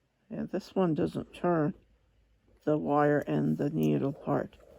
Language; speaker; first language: English; non-native, fluent; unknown